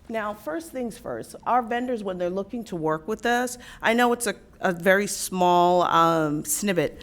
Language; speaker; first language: English; native; English